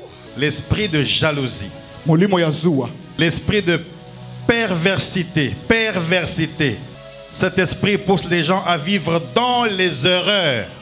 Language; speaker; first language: French; non-native, local second language; Lingala